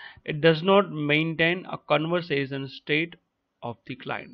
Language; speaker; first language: English; non-native, local second language; Gujarati